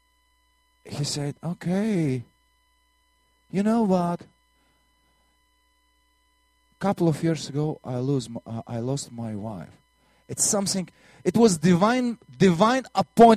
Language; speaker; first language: English; non-native, learner; Russian